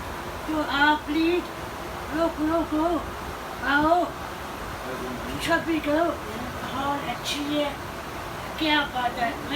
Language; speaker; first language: Hindi; non-native, learner; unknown